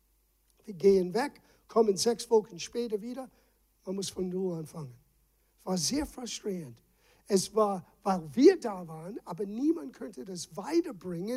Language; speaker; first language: German; non-native, fluent; English